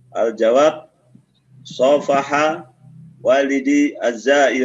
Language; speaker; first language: Arabic; non-native, learner; Indonesian